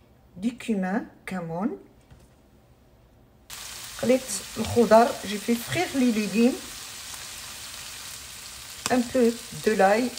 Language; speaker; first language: French; non-native, local second language; Arabic